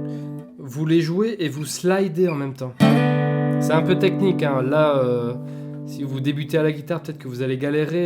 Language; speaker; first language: French; native; French